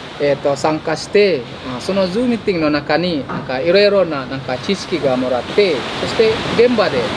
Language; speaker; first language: Japanese; non-native, fluent; Indonesian